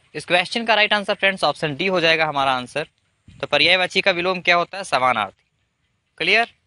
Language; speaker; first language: Hindi; native; Hindi